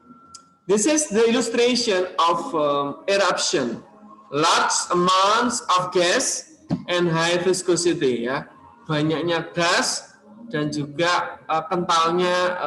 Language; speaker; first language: English; non-native, learner; Indonesian